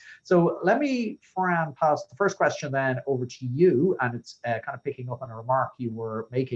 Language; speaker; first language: English; native; English